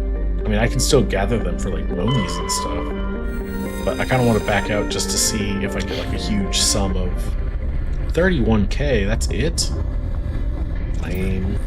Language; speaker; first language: English; native; English